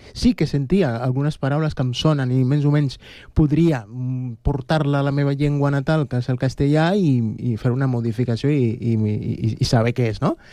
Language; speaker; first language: Catalan; non-native, fluent; Spanish